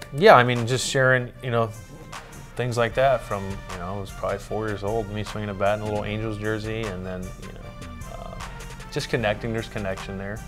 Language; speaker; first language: English; native; English